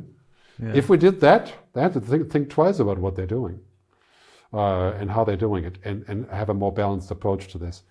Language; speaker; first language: English; non-native, fluent; German